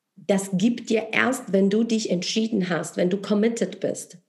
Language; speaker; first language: German; non-native, fluent; Polish